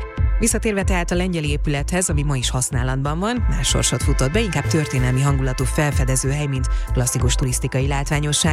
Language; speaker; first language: Hungarian; native; Hungarian